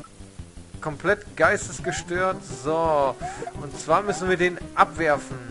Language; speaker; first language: German; native; German